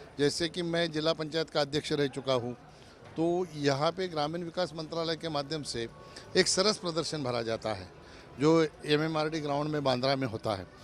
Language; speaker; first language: Hindi; non-native, local second language; Marathi